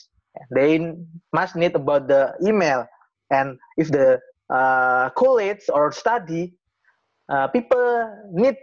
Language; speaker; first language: English; non-native, learner; Indonesian